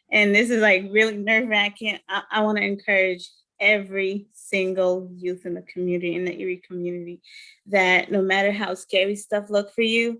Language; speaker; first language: English; non-native, fluent; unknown